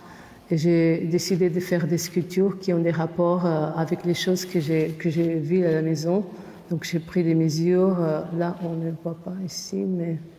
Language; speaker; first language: French; non-native, fluent; Portuguese